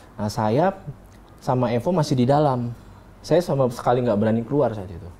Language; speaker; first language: Indonesian; native; Indonesian